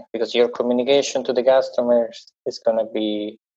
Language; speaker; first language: English; non-native, fluent; Italian